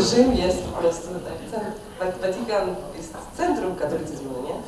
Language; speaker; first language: Polish; non-native, fluent; Russian